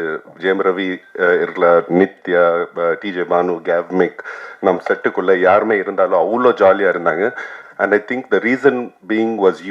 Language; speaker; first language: Tamil; non-native, local second language; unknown